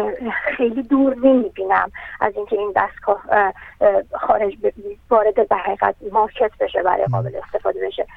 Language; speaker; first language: Persian; native; Persian